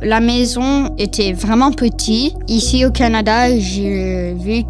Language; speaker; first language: French; non-native, local second language; English